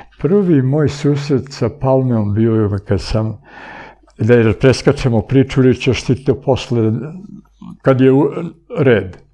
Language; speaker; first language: Serbian; early bilingual, other home language; Bulgarian